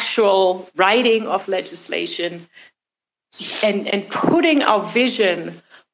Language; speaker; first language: English; non-native, fluent; German